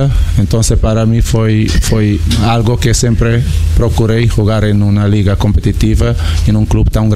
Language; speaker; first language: Spanish; non-native, learner; Portuguese